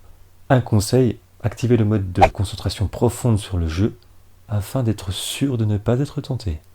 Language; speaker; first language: French; native; French